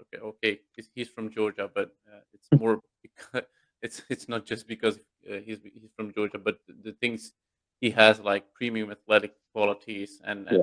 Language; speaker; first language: English; non-native, fluent; Dutch